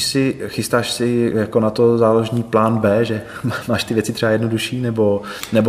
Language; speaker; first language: Czech; native; Czech